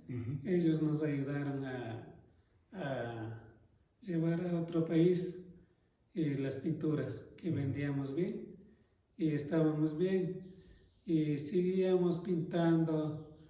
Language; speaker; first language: Spanish; non-native, local second language; Quechua